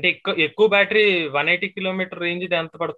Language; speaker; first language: Telugu; native; Telugu